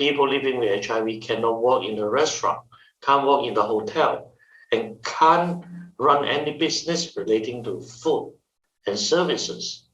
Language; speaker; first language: English; non-native, fluent; Chinese